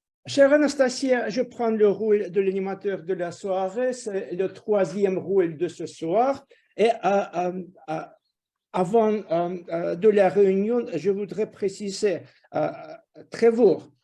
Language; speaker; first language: French; non-native, fluent; Russian